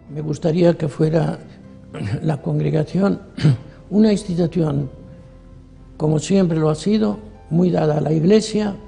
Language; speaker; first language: Spanish; native; Spanish